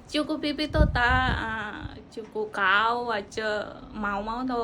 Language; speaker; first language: Cantonese; non-native, learner; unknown